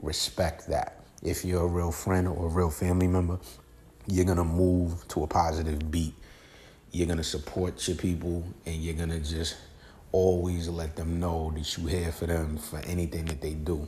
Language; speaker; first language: English; native; English